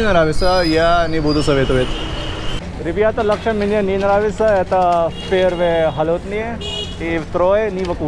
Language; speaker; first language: Russian; non-native, learner; Hindi